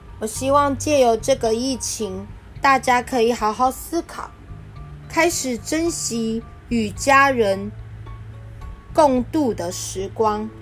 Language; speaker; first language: Chinese; native; Chinese